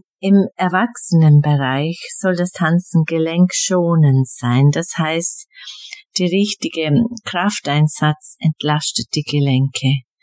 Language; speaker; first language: German; non-native, fluent; English